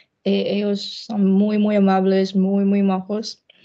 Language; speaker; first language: Spanish; non-native, fluent; Chinese